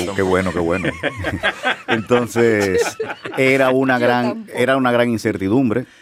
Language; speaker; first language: Spanish; native; Spanish